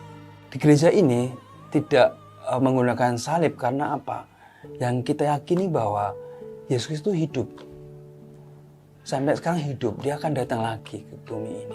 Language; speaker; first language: Indonesian; native; Indonesian